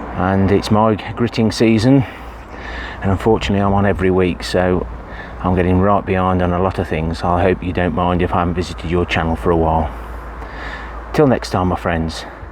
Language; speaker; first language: English; native; English